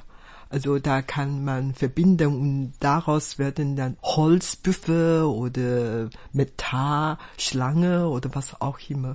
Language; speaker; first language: German; non-native, fluent; Chinese